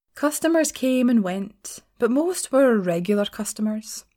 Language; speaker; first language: English; native; English